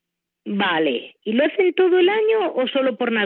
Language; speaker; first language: Spanish; native; Spanish